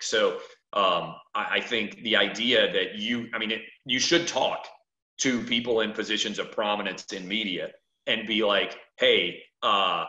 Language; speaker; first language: English; native; English